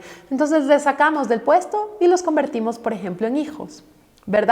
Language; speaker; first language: Spanish; native; Spanish